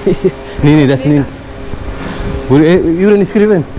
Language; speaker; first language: Dutch; non-native, learner; Nepali